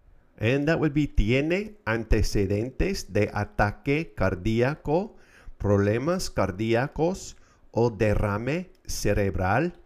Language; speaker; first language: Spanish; non-native, fluent; English